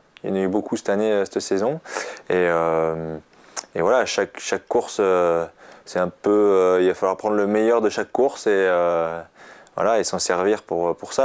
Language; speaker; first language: French; native; French